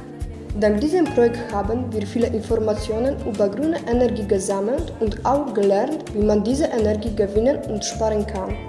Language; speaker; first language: German; non-native, learner; Polish